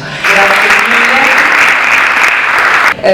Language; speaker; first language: Italian; native; Italian